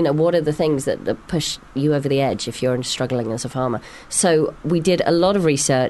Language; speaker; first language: English; native; English